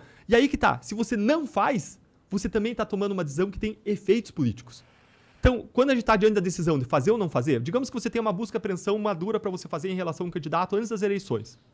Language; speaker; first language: Portuguese; native; Portuguese